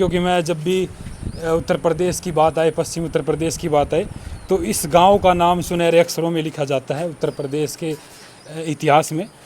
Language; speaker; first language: Hindi; native; Hindi